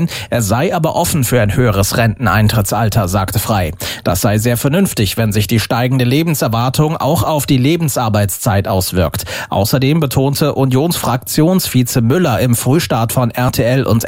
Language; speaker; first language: German; native; German